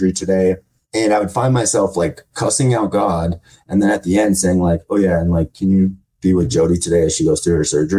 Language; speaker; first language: English; native; English